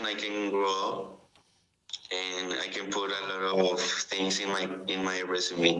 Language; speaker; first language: English; non-native, learner; Spanish